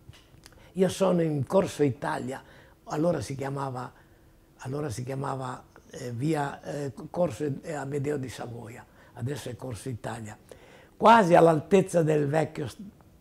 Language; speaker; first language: Italian; native; Italian